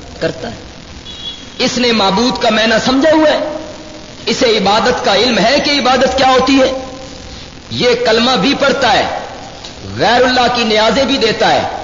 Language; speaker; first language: Urdu; non-native, local second language; Punjabi